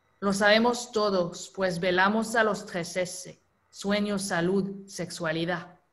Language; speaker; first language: Spanish; non-native, fluent; French